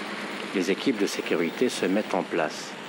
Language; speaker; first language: French; non-native, local second language; Arabic